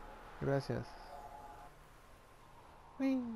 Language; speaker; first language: Spanish; early bilingual, heritage; Spanish